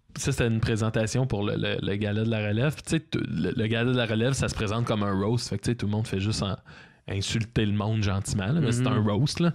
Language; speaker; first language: French; native; French